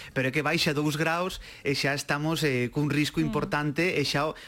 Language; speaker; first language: Galician; native; Galician